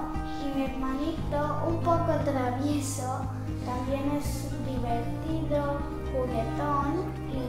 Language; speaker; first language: Spanish; early bilingual, other home language; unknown